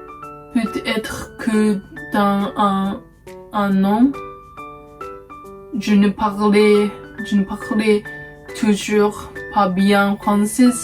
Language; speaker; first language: French; non-native, learner; Japanese